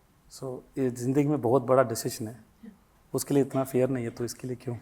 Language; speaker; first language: Hindi; non-native, local second language; Tamil